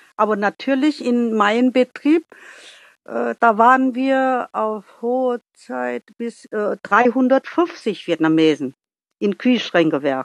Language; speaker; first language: German; non-native, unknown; Vietnamese